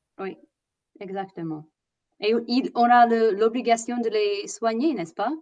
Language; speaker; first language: French; non-native, fluent; English